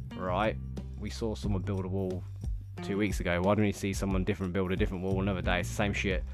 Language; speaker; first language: English; native; English